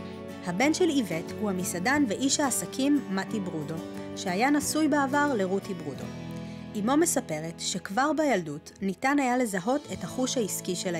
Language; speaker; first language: Hebrew; native; Hebrew